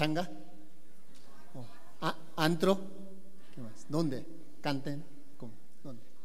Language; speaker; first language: Spanish; non-native, learner; Korean